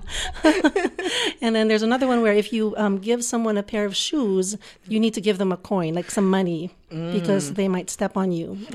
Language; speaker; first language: English; non-native, local second language; Filipino